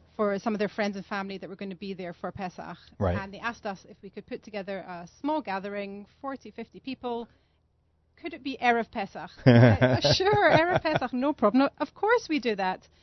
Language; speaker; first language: English; native; English